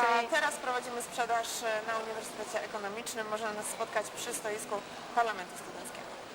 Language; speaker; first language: Polish; native; Polish